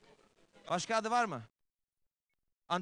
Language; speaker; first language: Turkish; non-native, learner; Spanish